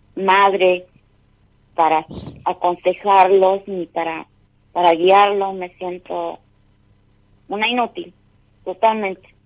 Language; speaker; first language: Spanish; native; Spanish